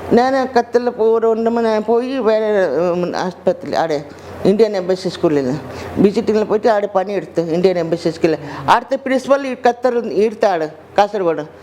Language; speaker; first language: Malayalam; non-native, learner; Hindi